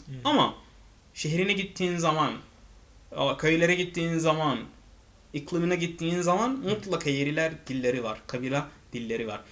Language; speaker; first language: Turkish; non-native, fluent; Arabic